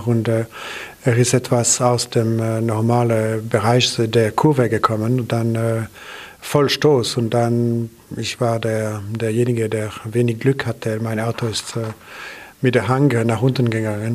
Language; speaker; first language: German; non-native, local second language; French